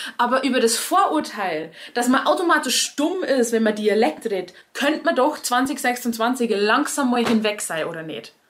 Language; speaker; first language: German; native; German